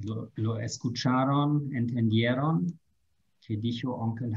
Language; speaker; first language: Spanish; non-native, fluent; German